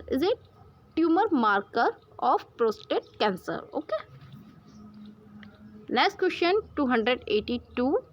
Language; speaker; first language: English; non-native, local second language; Hindi